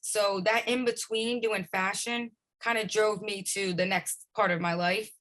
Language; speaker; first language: English; native; English